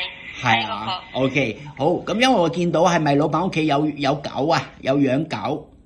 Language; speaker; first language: Cantonese; native; Cantonese